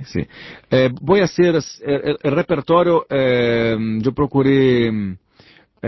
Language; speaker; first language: Spanish; non-native, learner; Portuguese